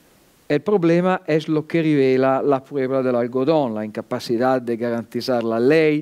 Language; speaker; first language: Spanish; non-native, fluent; Italian